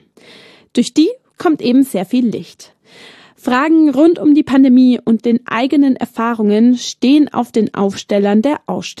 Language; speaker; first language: German; native; German